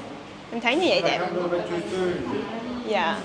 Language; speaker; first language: Vietnamese; early bilingual, heritage; Vietnamese